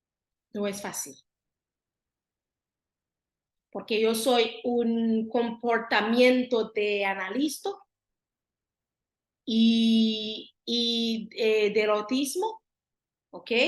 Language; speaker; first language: Spanish; non-native, learner; Haitian Creole